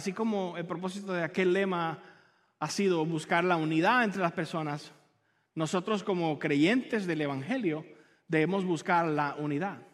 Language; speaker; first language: Spanish; native; Spanish